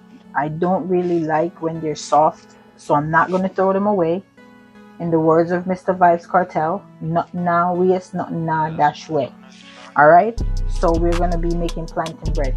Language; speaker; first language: English; native; English